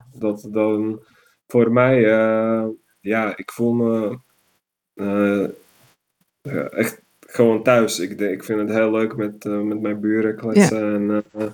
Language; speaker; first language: Dutch; non-native, fluent; Slovak